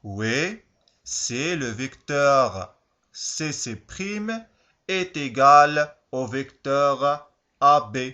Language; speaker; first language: French; non-native, local second language; Arabic